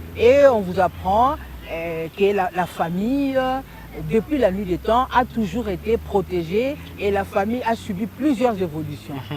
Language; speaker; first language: French; non-native, local second language; Lingala